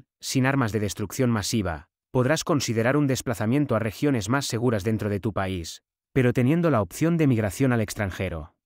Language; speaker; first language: Spanish; native; Spanish